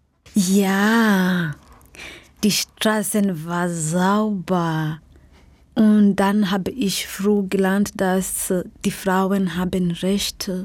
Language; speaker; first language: German; non-native, learner; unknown